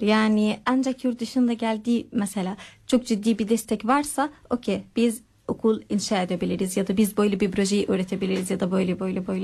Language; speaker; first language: Turkish; non-native, fluent; Arabic